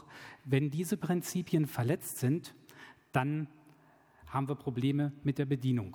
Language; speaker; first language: German; native; German